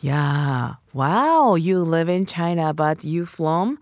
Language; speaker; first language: English; non-native, learner; Japanese